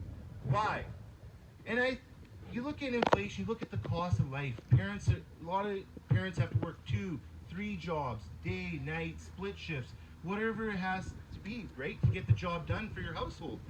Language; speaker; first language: English; early bilingual, other home language; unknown